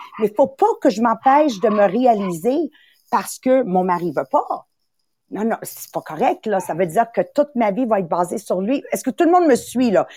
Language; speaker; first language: French; early bilingual, other home language; Italian